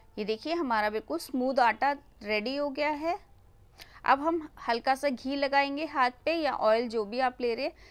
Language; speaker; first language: Hindi; native; Hindi